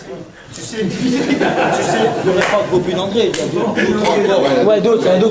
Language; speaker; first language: French; native; French